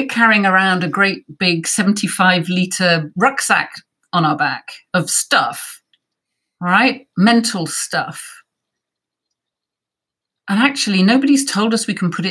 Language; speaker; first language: English; native; English